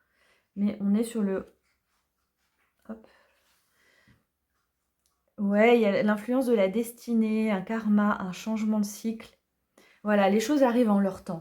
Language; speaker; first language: French; native; French